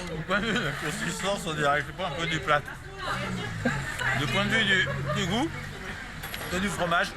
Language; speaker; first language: French; native; French